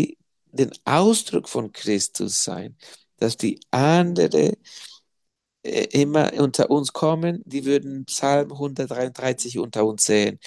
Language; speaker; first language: German; non-native, fluent; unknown